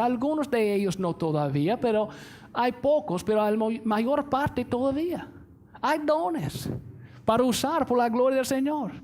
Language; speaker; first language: Spanish; non-native, fluent; English